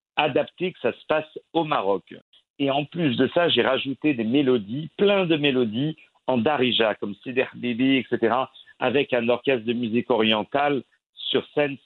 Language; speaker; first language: French; native; French